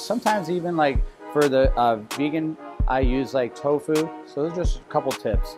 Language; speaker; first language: English; native; English